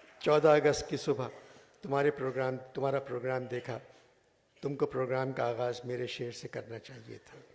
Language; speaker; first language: Urdu; native; Urdu